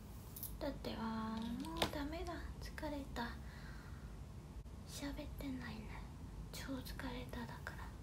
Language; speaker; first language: Japanese; non-native, fluent; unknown